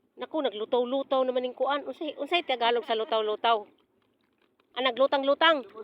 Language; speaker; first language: Filipino; non-native, local second language; Cebuano